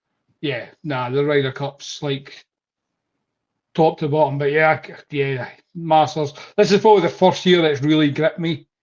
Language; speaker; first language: English; native; English